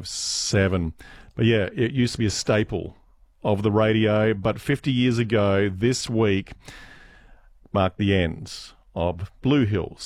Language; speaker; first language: English; native; English